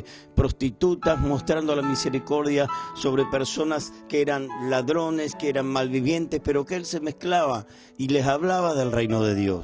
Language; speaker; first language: Spanish; native; Spanish